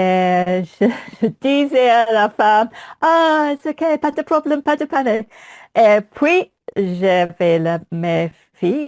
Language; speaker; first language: French; non-native, learner; English